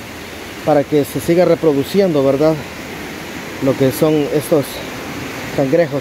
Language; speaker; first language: Spanish; native; Spanish